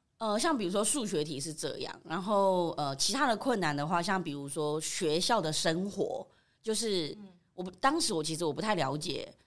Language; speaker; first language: Chinese; early bilingual, other home language; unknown